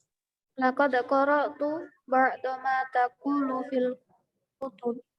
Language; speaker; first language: Arabic; non-native, learner; Indonesian